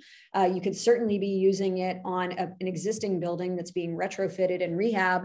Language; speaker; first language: English; native; English